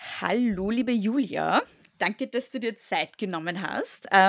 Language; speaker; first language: German; native; German